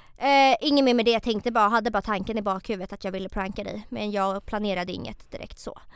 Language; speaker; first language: Swedish; native; Swedish